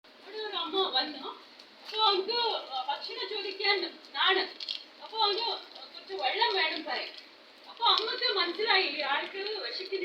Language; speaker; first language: Malayalam; non-native, local second language; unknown